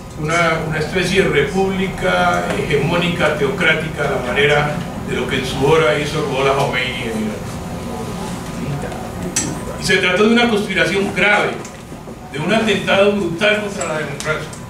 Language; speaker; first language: Spanish; native; Spanish